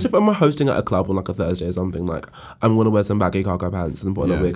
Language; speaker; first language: English; native; English